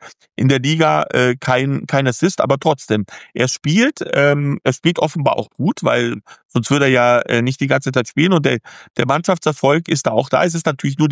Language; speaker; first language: German; native; German